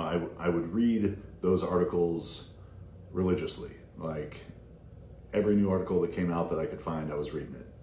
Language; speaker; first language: English; native; English